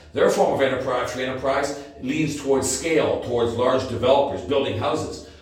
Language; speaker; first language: English; native; English